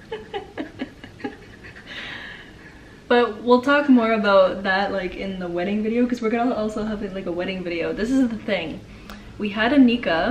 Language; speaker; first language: English; native; English